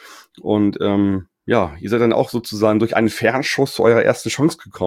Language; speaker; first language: German; native; German